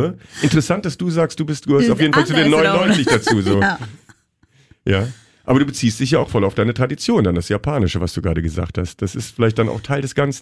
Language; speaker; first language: German; native; German